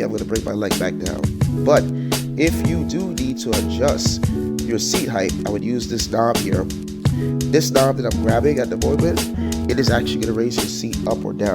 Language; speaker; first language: English; native; English